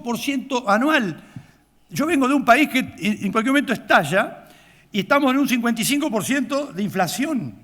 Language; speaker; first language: Spanish; native; Spanish